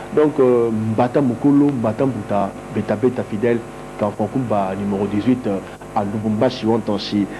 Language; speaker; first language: French; non-native, local second language; Lingala